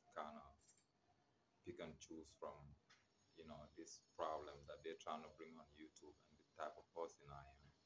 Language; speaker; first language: English; non-native, local second language; Wolof